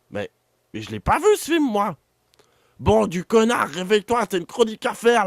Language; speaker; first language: French; native; French